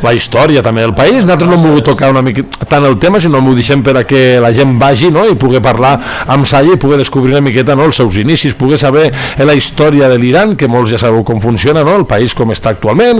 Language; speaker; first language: Catalan; native; Catalan